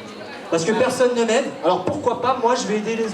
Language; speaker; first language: French; native; French